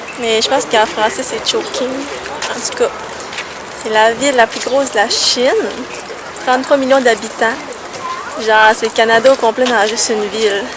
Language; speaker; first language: French; early bilingual, other home language; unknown